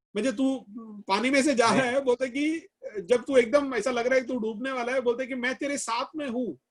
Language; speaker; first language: Hindi; non-native, local second language; Malayalam